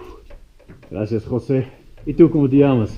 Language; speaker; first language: Spanish; non-native, learner; English